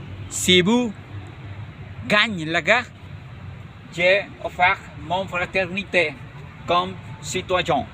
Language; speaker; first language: French; non-native, learner; Spanish